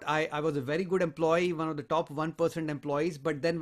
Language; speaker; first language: English; non-native, local second language; Hindi